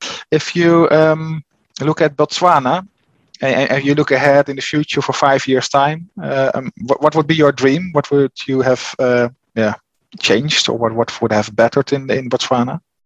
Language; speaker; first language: English; non-native, fluent; Dutch